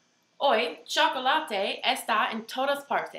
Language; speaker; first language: Spanish; non-native, learner; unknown